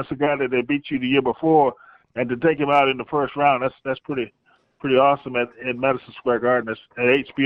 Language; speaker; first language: English; native; English